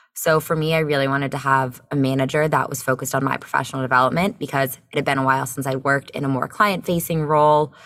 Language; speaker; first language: English; native; English